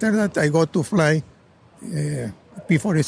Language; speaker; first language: English; non-native, learner; Spanish